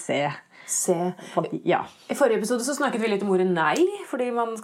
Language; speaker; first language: Norwegian; native; Norwegian